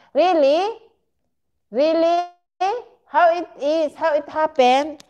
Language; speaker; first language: English; non-native, learner; Filipino